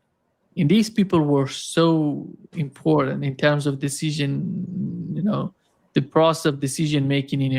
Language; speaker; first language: English; non-native, fluent; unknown